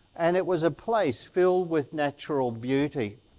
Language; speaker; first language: English; native; English